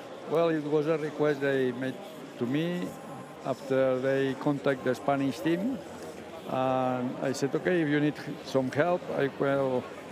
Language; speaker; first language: English; non-native, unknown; Catalan